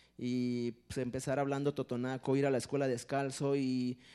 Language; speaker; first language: Spanish; non-native, local second language; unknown